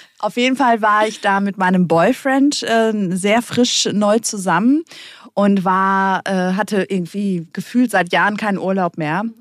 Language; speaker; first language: German; early bilingual, other home language; Greek